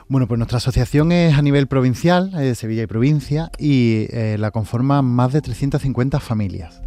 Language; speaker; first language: Spanish; native; Spanish